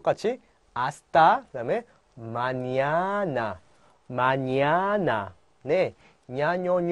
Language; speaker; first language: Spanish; non-native, fluent; Korean